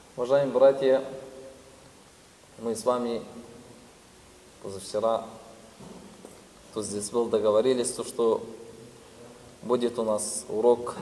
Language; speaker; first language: Russian; non-native, fluent; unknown